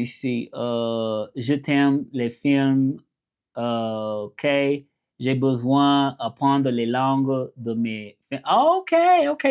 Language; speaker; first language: French; non-native, learner; English